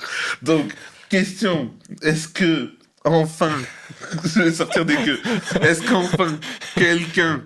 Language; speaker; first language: French; native; French